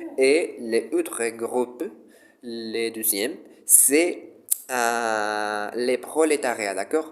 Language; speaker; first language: French; non-native, learner; Spanish